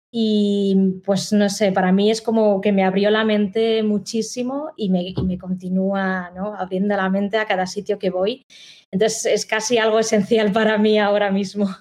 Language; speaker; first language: Spanish; native; Spanish